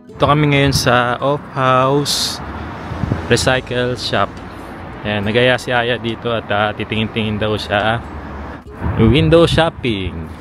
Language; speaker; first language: Filipino; native; Filipino